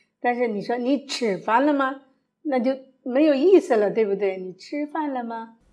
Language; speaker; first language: Chinese; early bilingual, other home language; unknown